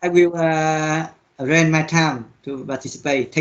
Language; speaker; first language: English; non-native, learner; Vietnamese